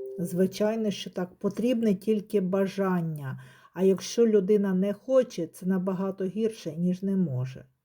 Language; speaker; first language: Ukrainian; native; Ukrainian